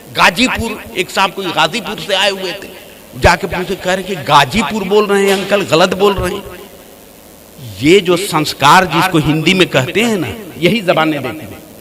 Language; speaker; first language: Urdu; native; Urdu